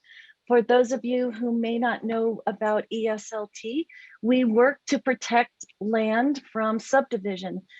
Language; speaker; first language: English; native; English